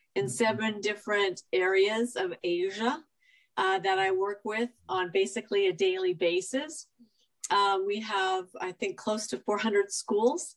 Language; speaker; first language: English; native; English